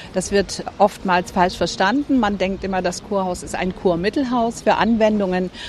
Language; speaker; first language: German; native; German